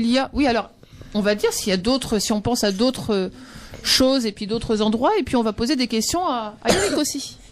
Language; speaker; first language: French; native; French